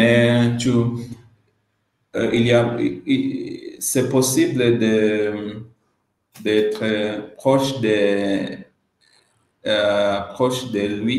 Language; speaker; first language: French; non-native, learner; Swahili